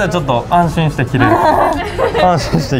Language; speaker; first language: Japanese; native; Japanese